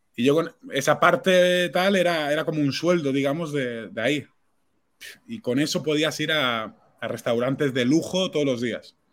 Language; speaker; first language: Spanish; non-native, local second language; Catalan